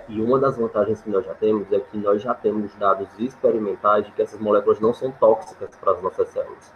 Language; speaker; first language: Portuguese; native; Portuguese